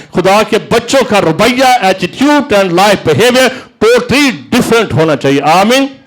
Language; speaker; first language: Urdu; non-native, local second language; Punjabi